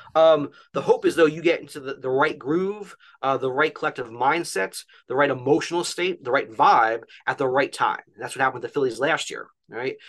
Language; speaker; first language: English; native; English